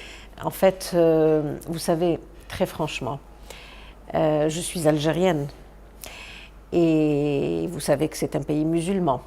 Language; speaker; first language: French; non-native, local second language; Arabic